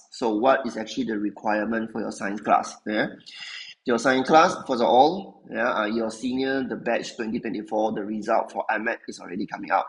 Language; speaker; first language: English; non-native, local second language; Chinese